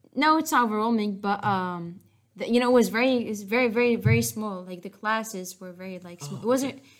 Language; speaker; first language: English; non-native, fluent; Arabic